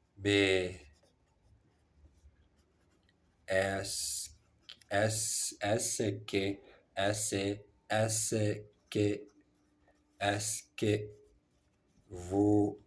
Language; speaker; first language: French; non-native, learner; Portuguese